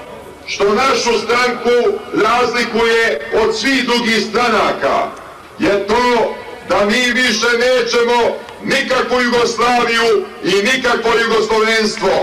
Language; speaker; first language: Bosnian; native; Bosnian